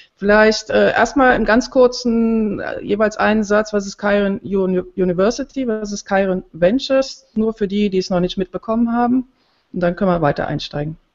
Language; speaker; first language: German; native; German